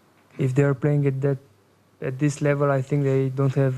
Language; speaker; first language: English; non-native, fluent; French